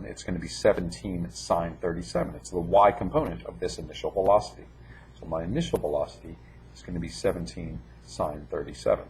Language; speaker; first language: English; native; English